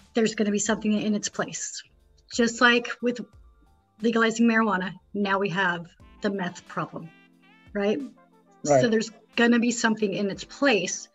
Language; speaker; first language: English; native; English